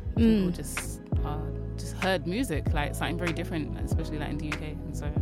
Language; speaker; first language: English; early bilingual, other home language; Yoruba